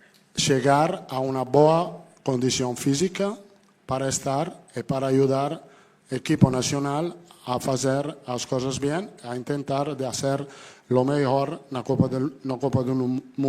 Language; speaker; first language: Portuguese; non-native, learner; Italian